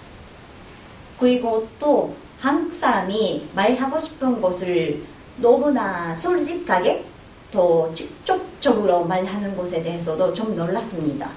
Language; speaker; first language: Korean; non-native, fluent; Japanese